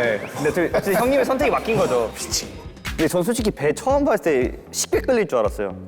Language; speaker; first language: Korean; native; Korean